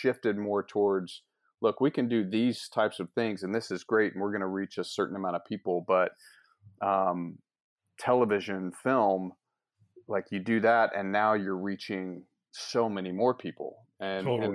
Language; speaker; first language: English; native; English